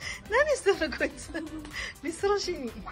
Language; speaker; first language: Japanese; non-native, fluent; Filipino